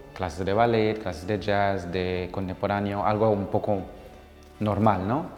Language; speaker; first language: Spanish; non-native, fluent; Hebrew